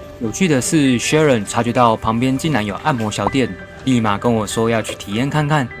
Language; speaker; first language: Chinese; native; Chinese